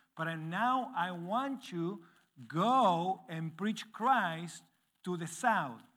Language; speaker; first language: English; non-native, fluent; Spanish